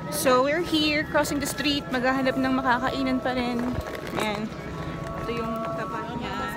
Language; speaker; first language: Filipino; native; Filipino